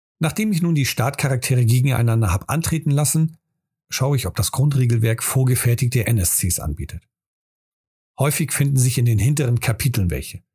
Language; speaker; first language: German; native; German